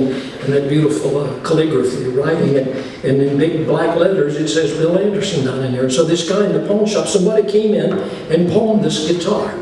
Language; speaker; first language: English; native; English